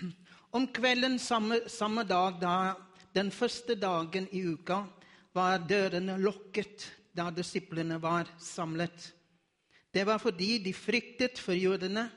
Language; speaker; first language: Norwegian; non-native, learner; Afrikaans